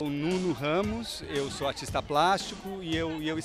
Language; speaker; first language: Portuguese; native; Portuguese